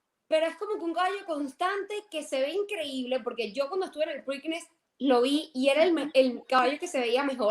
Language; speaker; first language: Spanish; native; Spanish